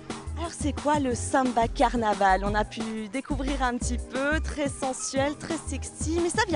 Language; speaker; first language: French; native; French